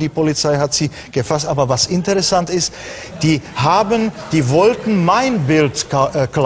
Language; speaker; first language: German; non-native, fluent; Czech